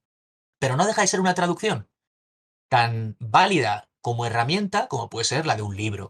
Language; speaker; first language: Spanish; native; Spanish